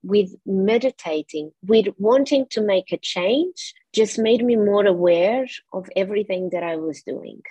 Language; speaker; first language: English; non-native, fluent; Portuguese